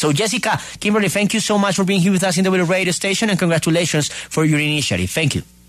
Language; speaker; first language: English; non-native, fluent; Spanish